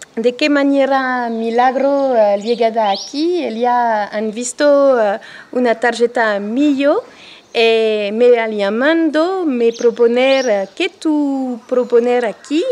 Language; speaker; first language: Spanish; non-native, learner; French